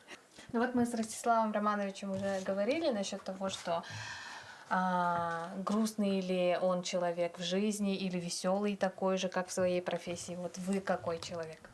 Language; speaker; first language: Russian; native; Russian